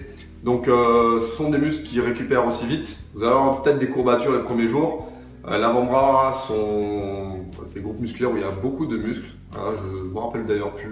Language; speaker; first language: French; native; French